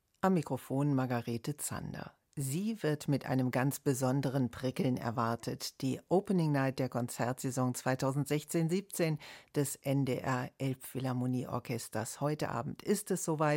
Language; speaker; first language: German; native; German